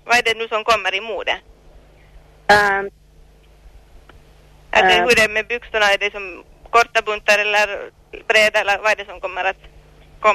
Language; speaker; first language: Swedish; non-native, learner; Finnish